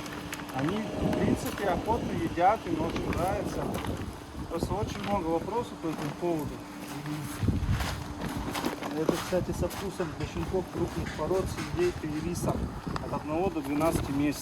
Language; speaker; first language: Russian; native; Russian